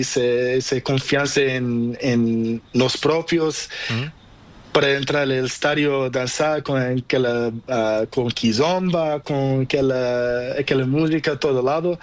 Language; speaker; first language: Spanish; non-native, learner; Portuguese